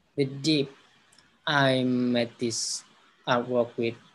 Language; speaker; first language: English; non-native, learner; Javanese